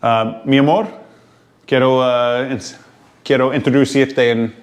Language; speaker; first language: Spanish; non-native, learner; English